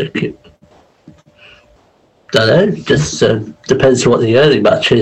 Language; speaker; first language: English; native; English